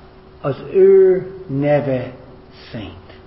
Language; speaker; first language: Hungarian; non-native, learner; English